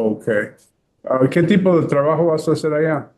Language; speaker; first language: Spanish; early bilingual, heritage; English